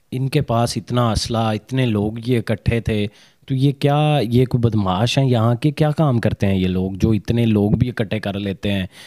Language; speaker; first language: Urdu; non-native, local second language; Punjabi